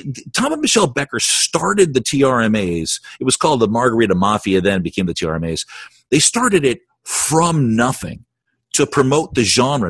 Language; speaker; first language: English; native; English